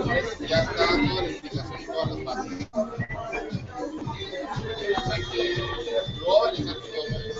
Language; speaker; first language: Spanish; native; Spanish